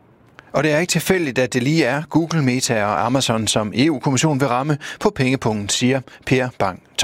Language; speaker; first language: Danish; native; Danish